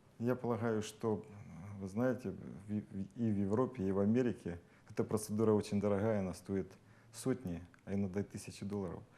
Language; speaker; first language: Russian; native; Russian